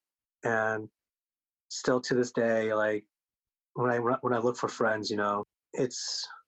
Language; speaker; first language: English; early bilingual, other home language; Korean